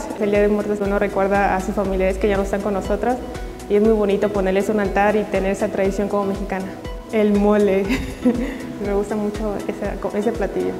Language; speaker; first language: Spanish; native; Spanish